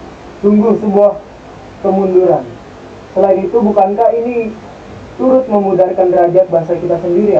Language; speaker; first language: Indonesian; native; Indonesian